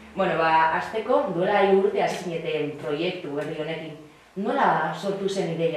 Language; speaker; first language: Basque; native; Basque